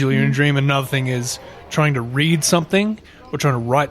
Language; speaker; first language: English; native; English